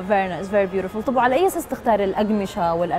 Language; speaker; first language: Arabic; native; Arabic